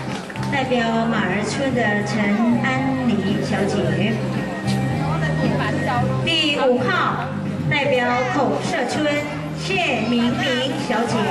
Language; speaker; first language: Chinese; native; Chinese